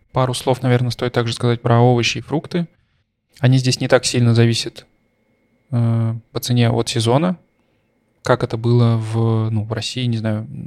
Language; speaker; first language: Russian; native; Russian